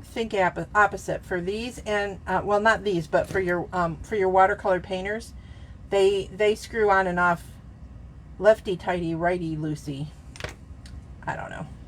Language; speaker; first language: English; native; English